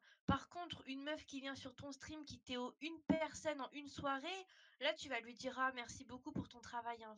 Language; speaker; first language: French; native; French